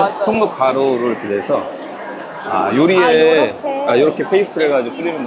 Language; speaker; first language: Korean; native; Korean